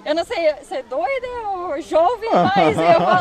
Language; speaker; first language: Portuguese; non-native, learner; English